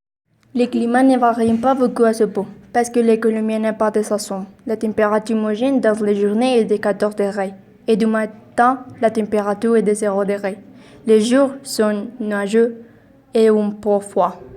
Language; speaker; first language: French; non-native, learner; Spanish